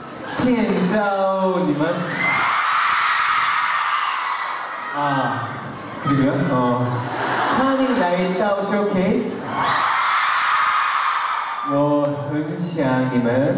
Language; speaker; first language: Chinese; non-native, learner; Korean